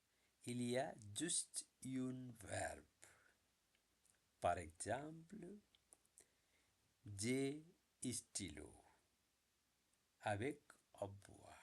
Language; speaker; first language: French; non-native, learner; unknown